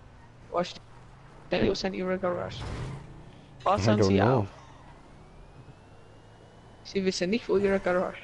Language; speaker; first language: German; non-native, learner; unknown